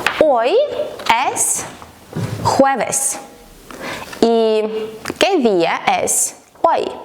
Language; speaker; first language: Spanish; non-native, fluent; Ukrainian